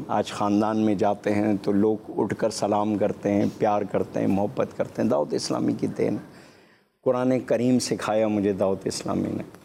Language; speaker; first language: Urdu; non-native, local second language; Memoni